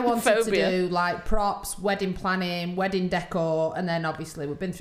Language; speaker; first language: English; native; English